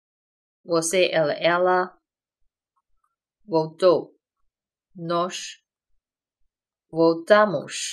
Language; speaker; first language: Portuguese; non-native, fluent; Chinese